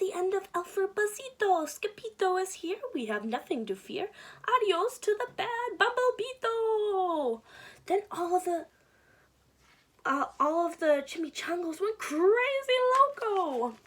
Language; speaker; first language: English; native; English